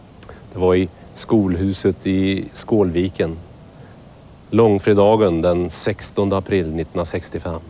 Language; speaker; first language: Swedish; native; Swedish